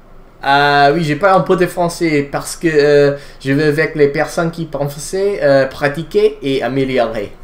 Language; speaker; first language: French; non-native, learner; English